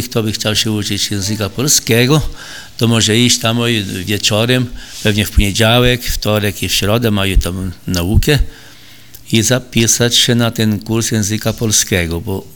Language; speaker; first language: Polish; early bilingual, heritage; Polish